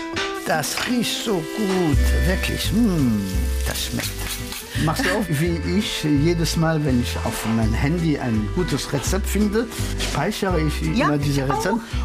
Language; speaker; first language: German; early bilingual, heritage; French